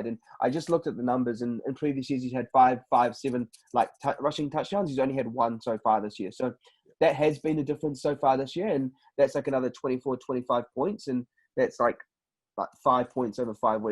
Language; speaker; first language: English; native; English